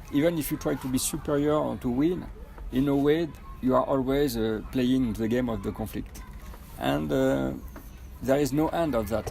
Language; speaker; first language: English; non-native, fluent; French